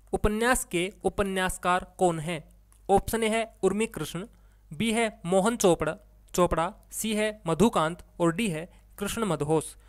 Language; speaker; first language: Hindi; native; Hindi